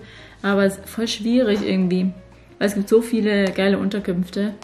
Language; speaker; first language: German; native; German